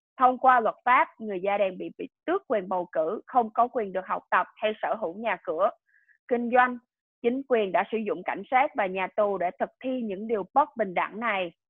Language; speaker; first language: Vietnamese; early bilingual, heritage; Vietnamese